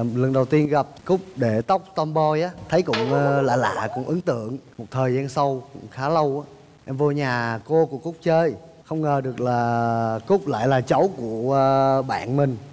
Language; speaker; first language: Vietnamese; native; Vietnamese